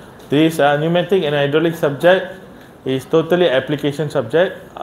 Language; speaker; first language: English; non-native, local second language; Malay